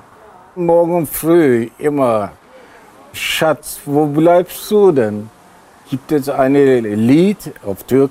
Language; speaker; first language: German; non-native, learner; Turkish